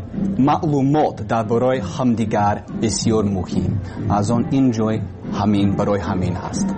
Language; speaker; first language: Persian; non-native, learner; English